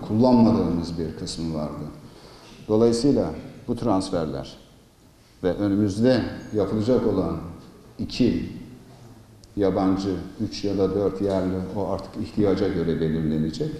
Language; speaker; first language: Turkish; native; Turkish